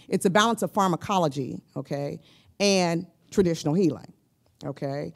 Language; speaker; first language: English; native; English